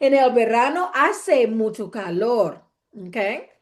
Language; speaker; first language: Spanish; non-native, fluent; English